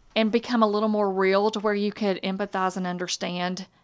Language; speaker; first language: English; native; English